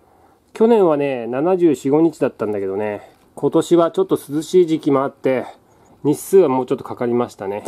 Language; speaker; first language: Japanese; native; Japanese